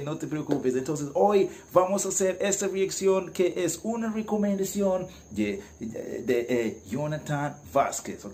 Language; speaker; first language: Spanish; non-native, learner; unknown